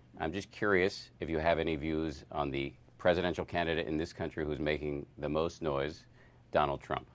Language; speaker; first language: English; native; English